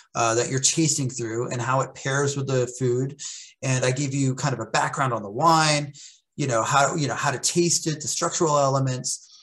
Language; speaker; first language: English; native; English